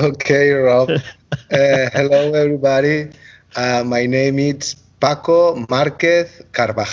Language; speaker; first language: English; non-native, learner; Catalan